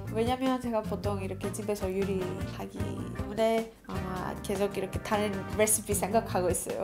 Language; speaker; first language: Korean; non-native, learner; Greek